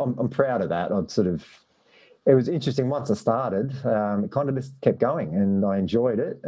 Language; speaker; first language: English; native; English